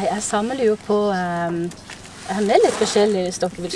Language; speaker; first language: Norwegian; native; Norwegian